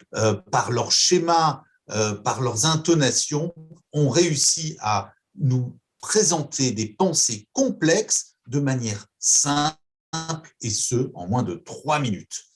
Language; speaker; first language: French; non-native, fluent; Polish